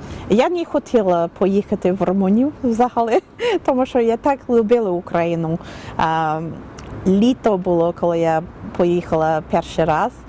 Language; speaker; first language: Ukrainian; non-native, learner; English